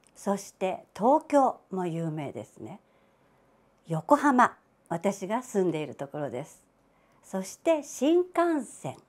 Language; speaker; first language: Japanese; native; Japanese